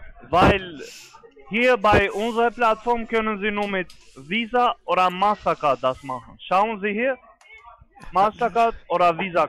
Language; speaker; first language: German; non-native, fluent; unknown